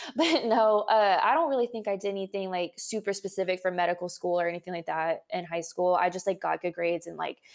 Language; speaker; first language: English; native; English